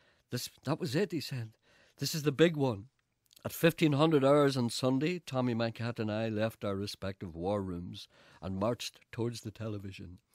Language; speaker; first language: English; native; English